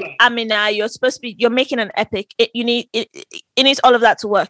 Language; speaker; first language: English; non-native, local second language; Yoruba